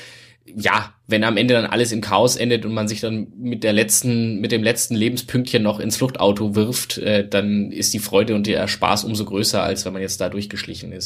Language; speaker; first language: German; native; German